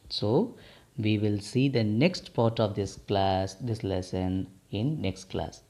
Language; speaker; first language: English; non-native, local second language; Tamil